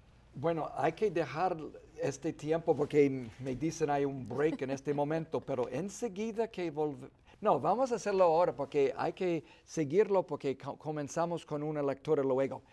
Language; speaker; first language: Spanish; non-native, fluent; English